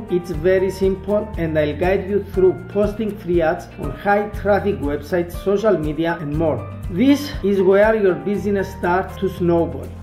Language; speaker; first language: English; non-native, fluent; Greek